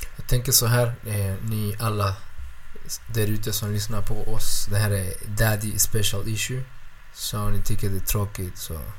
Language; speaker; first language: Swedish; non-native, fluent; Spanish